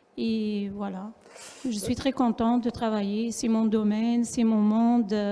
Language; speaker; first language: French; non-native, local second language; Arabic